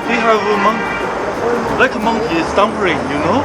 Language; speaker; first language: English; non-native, learner; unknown